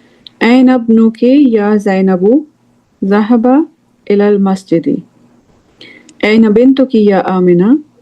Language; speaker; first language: Arabic; non-native, fluent; English